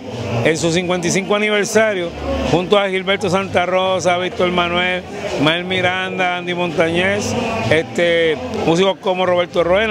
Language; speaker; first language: Spanish; native; Spanish